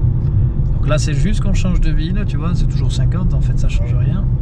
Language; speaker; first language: French; native; French